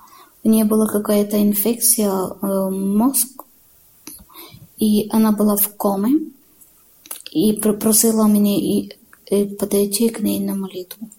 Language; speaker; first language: Ukrainian; non-native, learner; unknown